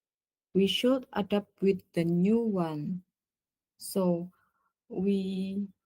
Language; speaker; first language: English; non-native, learner; Indonesian